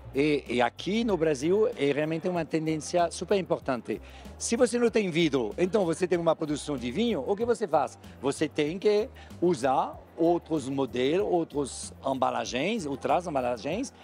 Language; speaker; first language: Portuguese; non-native, fluent; French